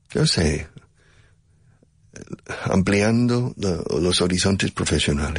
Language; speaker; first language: Spanish; non-native, fluent; English